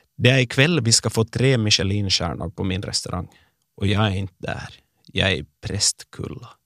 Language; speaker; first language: Swedish; native; Swedish